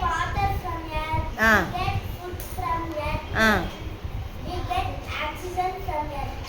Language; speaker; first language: English; non-native, learner; Tamil